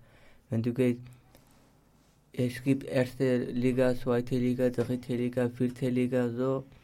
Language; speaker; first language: German; non-native, learner; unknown